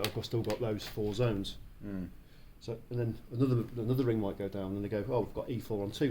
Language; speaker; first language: English; native; English